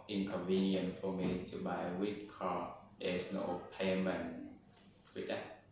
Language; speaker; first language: English; non-native, learner; Vietnamese